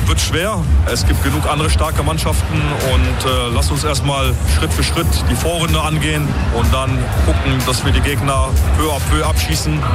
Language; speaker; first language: German; early bilingual, other home language; Polish